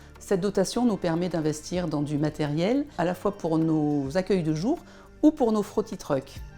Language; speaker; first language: French; native; French